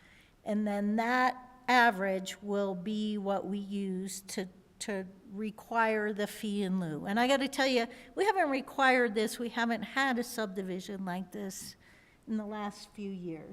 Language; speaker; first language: English; native; English